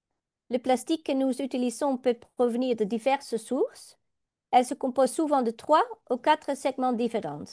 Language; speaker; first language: French; non-native, learner; Dutch